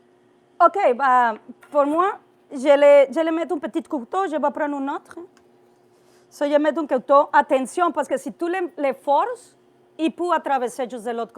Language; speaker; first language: French; non-native, learner; Spanish